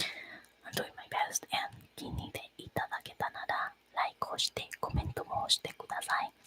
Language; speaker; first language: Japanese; non-native, learner; Spanish